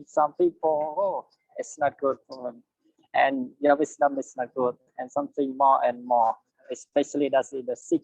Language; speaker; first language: English; non-native, learner; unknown